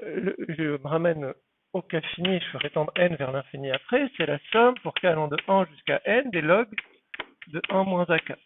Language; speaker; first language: French; native; French